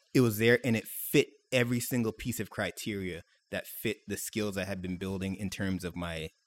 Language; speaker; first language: English; native; English